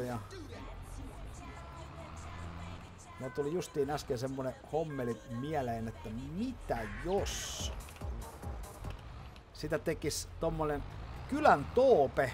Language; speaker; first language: Finnish; native; Finnish